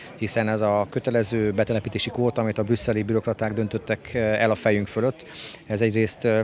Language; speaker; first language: Hungarian; native; Hungarian